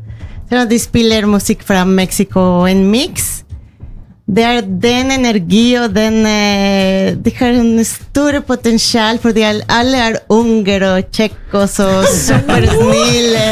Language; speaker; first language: Norwegian; non-native, fluent; Spanish